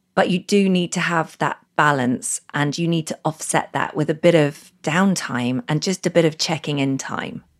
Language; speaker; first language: English; native; English